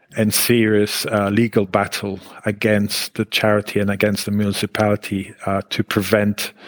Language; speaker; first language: English; non-native, fluent; Hebrew